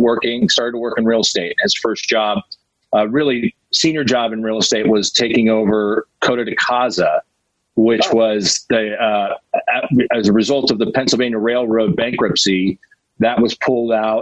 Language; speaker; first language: English; native; English